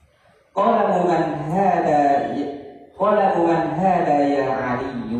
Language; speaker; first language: Arabic; non-native, learner; Indonesian